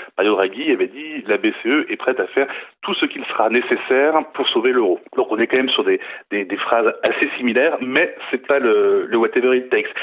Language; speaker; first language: French; native; French